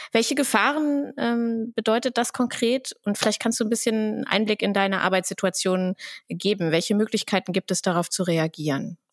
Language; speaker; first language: German; native; German